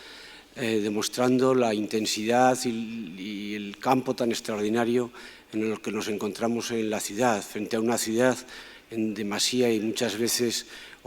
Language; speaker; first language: Spanish; native; Spanish